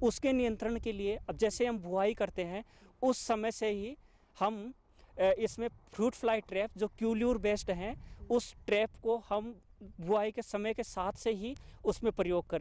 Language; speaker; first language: Hindi; native; Hindi